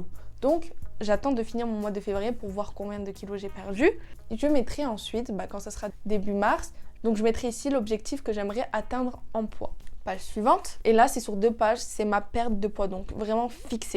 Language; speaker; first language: French; native; French